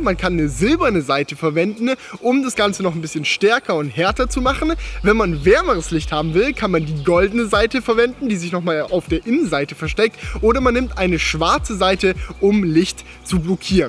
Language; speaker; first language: German; native; German